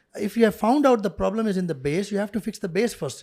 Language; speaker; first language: English; non-native, local second language; Urdu